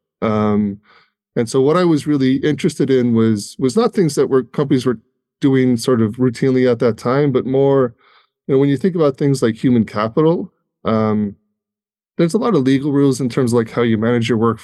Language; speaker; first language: English; native; English